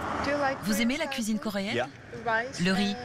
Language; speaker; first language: French; non-native, learner; Korean